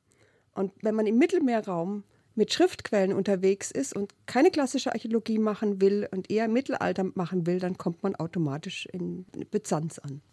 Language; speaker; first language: German; native; German